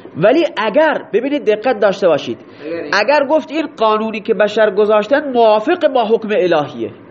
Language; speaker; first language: Persian; non-native, local second language; Baluchi